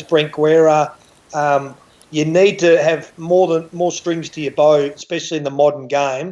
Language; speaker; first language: English; native; English